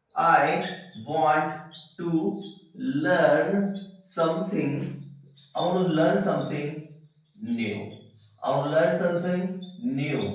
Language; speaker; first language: Hindi; native; Hindi